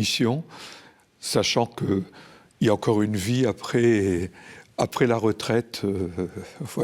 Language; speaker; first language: French; native; French